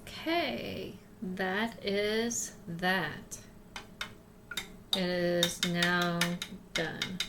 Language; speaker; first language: English; native; English